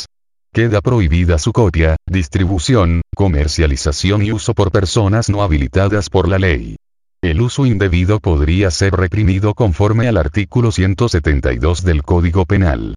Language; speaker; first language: Spanish; native; Spanish